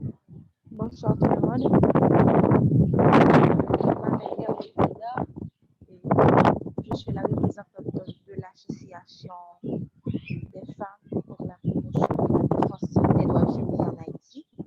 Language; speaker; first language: French; non-native, local second language; Haitian Creole